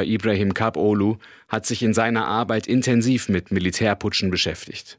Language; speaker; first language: German; native; German